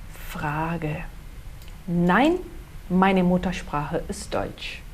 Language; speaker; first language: German; non-native, fluent; Portuguese